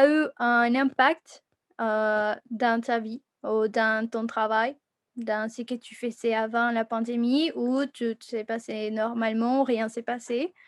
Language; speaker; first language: French; non-native, fluent; Spanish